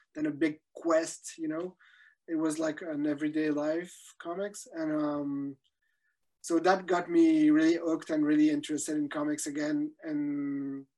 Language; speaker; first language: English; non-native, fluent; French